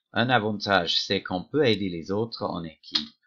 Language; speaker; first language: French; non-native, fluent; English